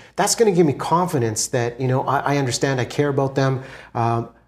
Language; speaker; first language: English; native; English